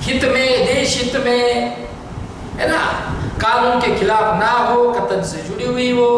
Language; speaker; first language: Hindi; non-native, local second language; Marathi